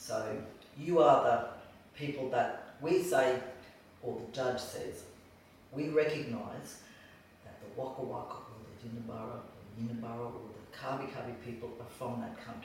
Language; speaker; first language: English; native; English